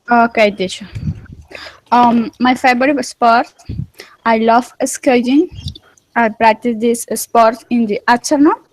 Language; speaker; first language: English; non-native, learner; Spanish